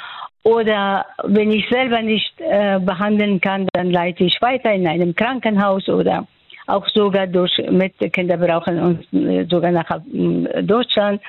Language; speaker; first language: German; non-native, fluent; Persian